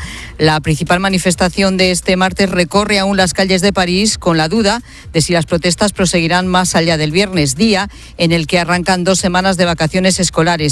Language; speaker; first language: Spanish; native; Spanish